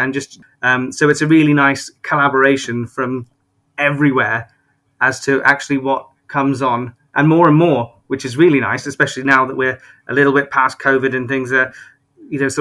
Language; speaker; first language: English; native; English